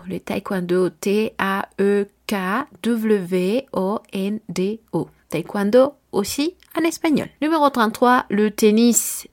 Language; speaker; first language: French; non-native, learner; Spanish